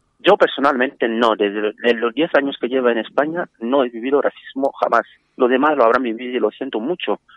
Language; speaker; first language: Spanish; non-native, fluent; French